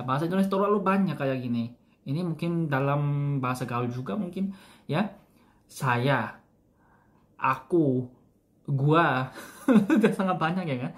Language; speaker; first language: Indonesian; non-native, fluent; Korean